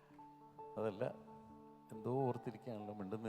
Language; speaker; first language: Malayalam; native; Malayalam